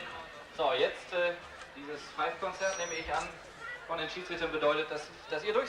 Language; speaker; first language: German; native; German